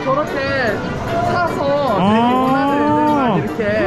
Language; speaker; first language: Korean; native; Korean